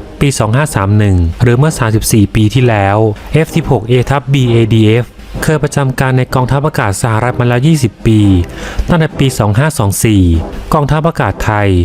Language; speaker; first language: Thai; native; Thai